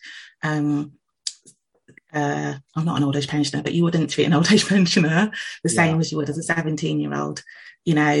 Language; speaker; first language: English; native; English